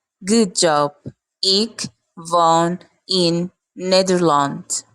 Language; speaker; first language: Dutch; non-native, learner; Arabic